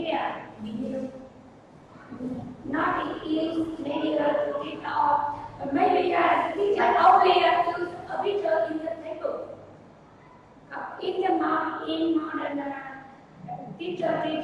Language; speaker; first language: English; non-native, learner; Vietnamese